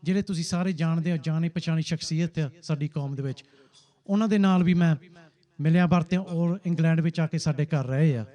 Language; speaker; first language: Punjabi; early bilingual, heritage; Punjabi